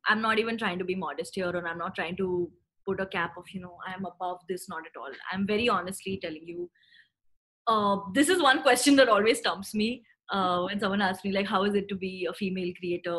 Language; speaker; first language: English; non-native, local second language; Marathi